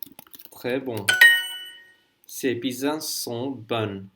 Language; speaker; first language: French; non-native, learner; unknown